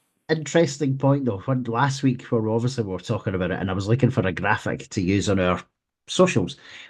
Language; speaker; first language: English; native; English